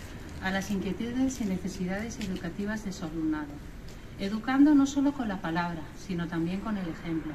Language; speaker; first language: Spanish; native; Spanish